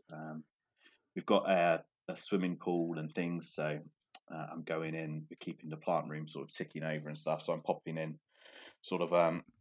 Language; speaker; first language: English; native; English